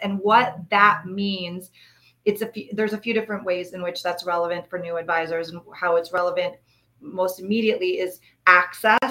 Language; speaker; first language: English; native; English